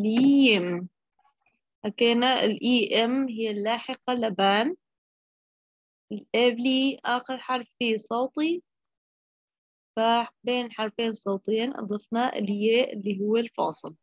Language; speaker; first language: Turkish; non-native, fluent; Arabic